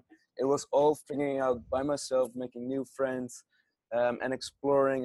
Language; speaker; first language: English; non-native, fluent; Dutch